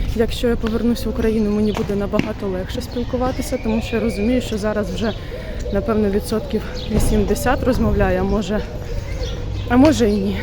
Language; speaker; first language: Ukrainian; non-native, local second language; Russian